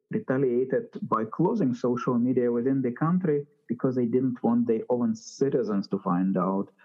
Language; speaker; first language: English; non-native, fluent; Ukrainian